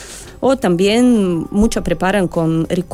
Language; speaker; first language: Spanish; non-native, learner; Russian